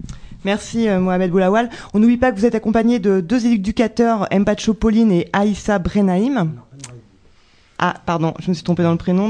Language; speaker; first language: French; native; French